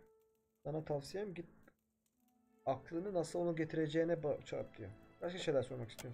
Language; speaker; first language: Turkish; native; Turkish